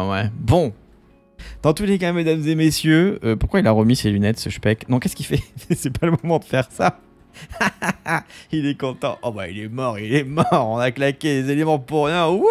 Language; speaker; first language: French; native; French